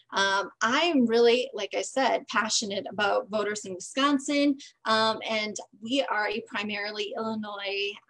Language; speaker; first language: English; native; English